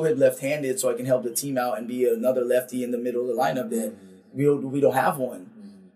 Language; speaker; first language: English; non-native, fluent; Papiamento